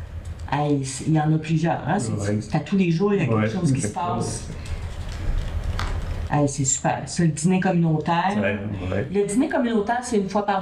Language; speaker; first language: French; native; French